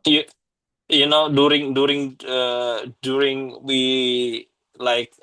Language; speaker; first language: English; non-native, learner; Indonesian